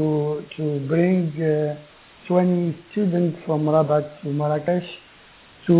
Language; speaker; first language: English; non-native, learner; Arabic